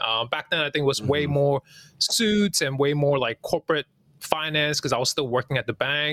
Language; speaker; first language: English; early bilingual, other home language; Cantonese